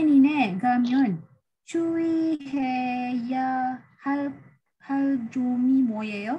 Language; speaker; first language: Korean; non-native, learner; Malay